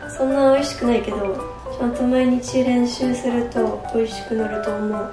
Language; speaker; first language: Japanese; non-native, learner; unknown